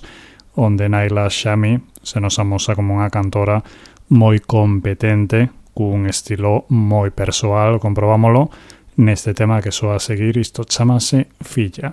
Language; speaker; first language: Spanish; non-native, local second language; Galician